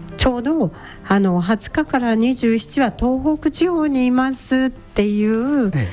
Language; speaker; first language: Japanese; native; Japanese